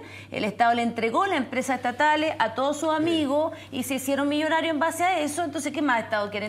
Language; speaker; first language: Spanish; native; Spanish